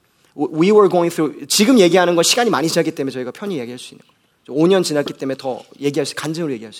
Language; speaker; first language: Korean; native; Korean